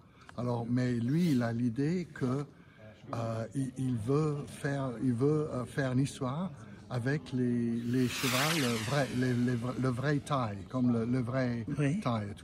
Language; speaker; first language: French; non-native, fluent; English